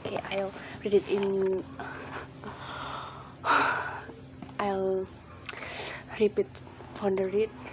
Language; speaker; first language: English; non-native, learner; Indonesian